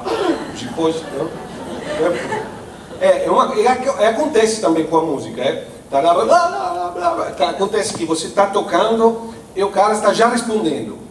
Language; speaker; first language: Portuguese; non-native, fluent; Italian